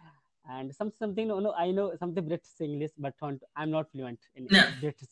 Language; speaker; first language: English; non-native, learner; Hindi